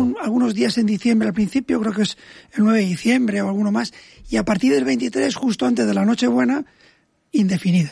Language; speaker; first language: Spanish; native; Spanish